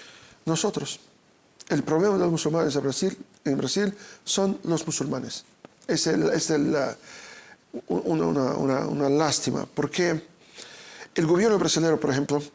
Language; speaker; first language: Spanish; non-native, fluent; Portuguese